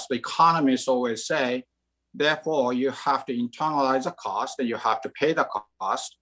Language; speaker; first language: English; non-native, fluent; Croatian